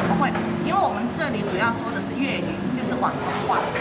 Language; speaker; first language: Chinese; non-native, local second language; Cantonese